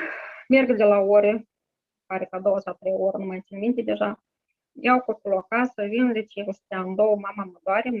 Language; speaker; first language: Romanian; non-native, local second language; Russian